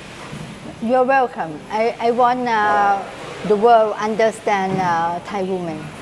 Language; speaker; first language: English; non-native, learner; Thai